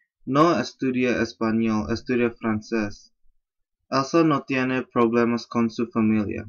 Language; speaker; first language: Spanish; non-native, learner; English